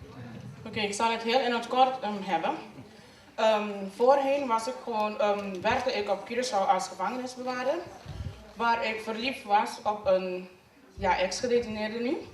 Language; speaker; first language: Dutch; non-native, local second language; Papiamento